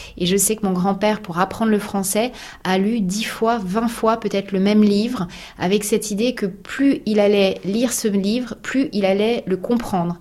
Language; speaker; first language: French; native; French